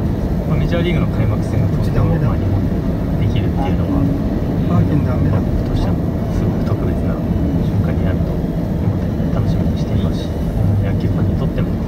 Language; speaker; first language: Japanese; native; Japanese